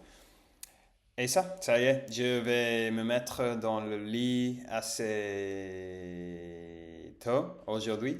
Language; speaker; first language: French; non-native, learner; English